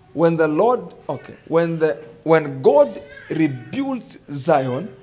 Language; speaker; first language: English; non-native, local second language; Swahili